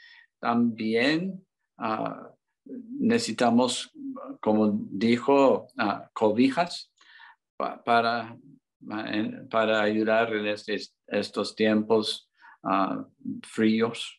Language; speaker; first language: Spanish; non-native, learner; English